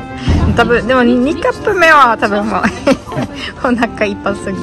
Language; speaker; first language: Japanese; non-native, fluent; German